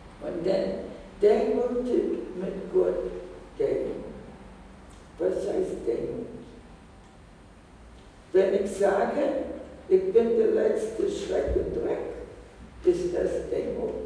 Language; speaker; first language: German; non-native, fluent; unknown